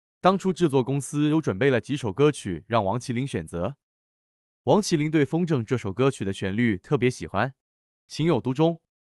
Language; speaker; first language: Chinese; native; Chinese